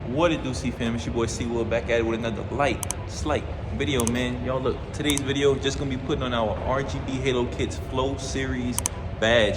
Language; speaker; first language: English; native; English